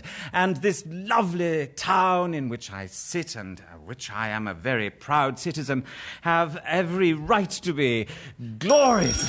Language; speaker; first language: English; native; English